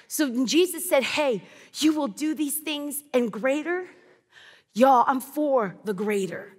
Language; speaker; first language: English; native; English